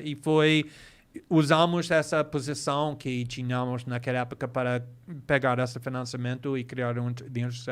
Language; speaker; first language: Portuguese; non-native, fluent; English